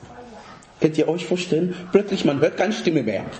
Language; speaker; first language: German; non-native, fluent; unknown